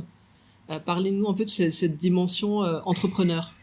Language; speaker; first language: French; native; French